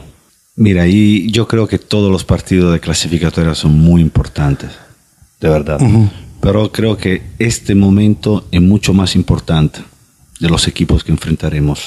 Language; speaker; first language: Spanish; non-native, fluent; Italian